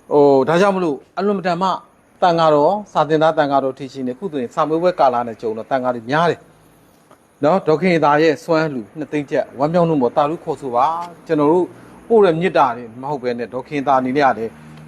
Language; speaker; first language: Burmese; native; Burmese